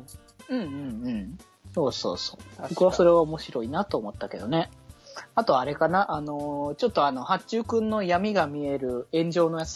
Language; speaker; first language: Japanese; native; Japanese